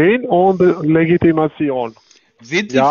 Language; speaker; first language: German; non-native, learner; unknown